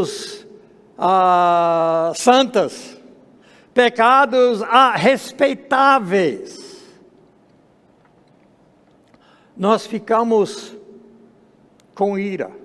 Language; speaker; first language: Portuguese; non-native, fluent; English